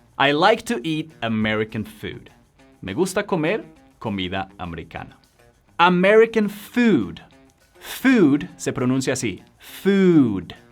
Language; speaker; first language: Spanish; non-native, fluent; English